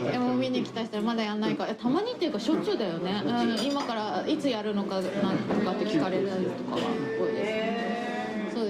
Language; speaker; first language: Japanese; native; Japanese